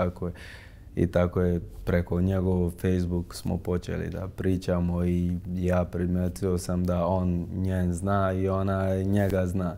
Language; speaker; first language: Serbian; non-native, fluent; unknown